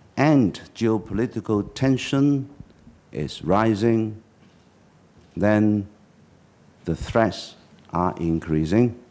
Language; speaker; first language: English; non-native, local second language; Chinese